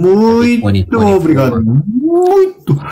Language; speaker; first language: Portuguese; non-native, learner; Arabic